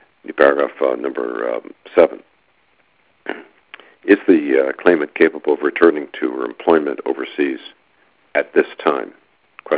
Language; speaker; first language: English; native; English